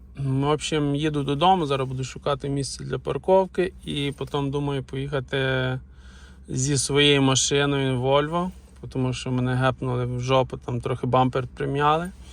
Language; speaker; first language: Ukrainian; native; Ukrainian